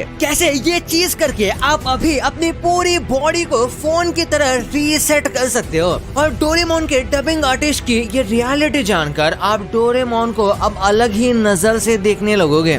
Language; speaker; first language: Hindi; native; Hindi